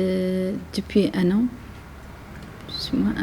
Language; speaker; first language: French; non-native, learner; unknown